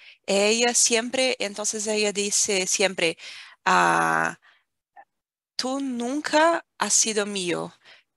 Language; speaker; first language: Spanish; non-native, fluent; Portuguese